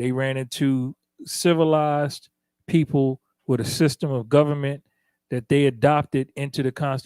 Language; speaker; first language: English; native; English